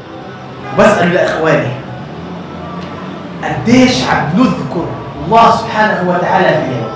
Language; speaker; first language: Arabic; native; Arabic